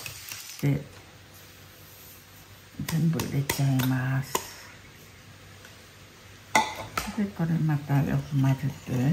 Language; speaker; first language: Japanese; early bilingual, heritage; Japanese